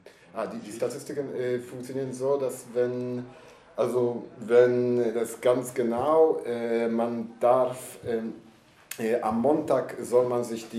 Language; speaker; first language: German; non-native, learner; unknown